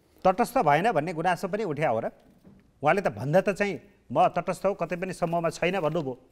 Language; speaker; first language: Nepali; native; Nepali